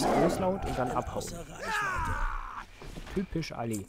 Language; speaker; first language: German; native; German